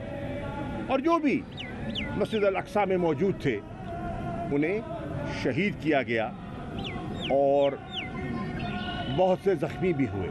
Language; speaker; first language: Urdu; non-native, local second language; Saraiki